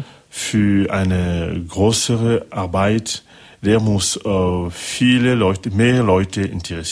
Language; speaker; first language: German; non-native, learner; French